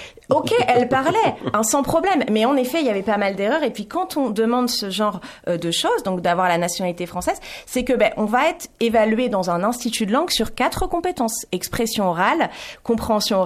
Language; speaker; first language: French; native; French